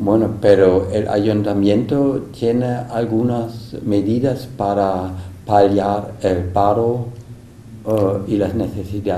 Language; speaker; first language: Spanish; non-native, fluent; German